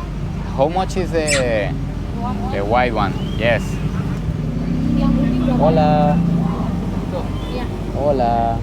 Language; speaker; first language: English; non-native, learner; Spanish